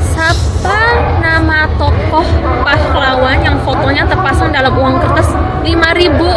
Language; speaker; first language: Indonesian; early bilingual, other home language; Japanese